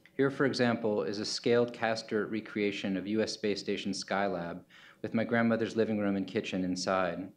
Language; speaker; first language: English; native; English